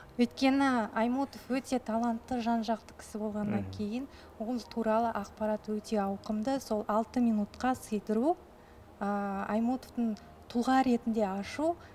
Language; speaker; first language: Kazakh; non-native, local second language; Russian